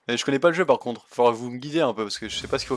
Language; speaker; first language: French; native; French